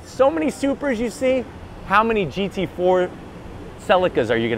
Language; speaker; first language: English; native; English